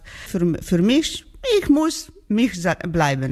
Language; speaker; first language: German; non-native, learner; Georgian